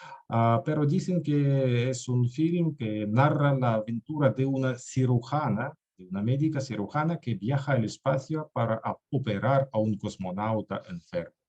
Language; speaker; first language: Spanish; non-native, fluent; Russian